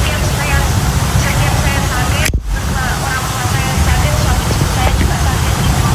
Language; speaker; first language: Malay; non-native, local second language; Javanese